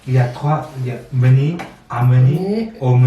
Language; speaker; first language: French; non-native, learner; Sinhala